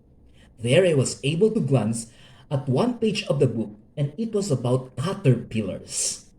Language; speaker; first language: English; non-native, local second language; Hiligaynon